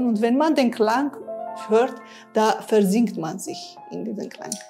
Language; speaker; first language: German; non-native, fluent; Armenian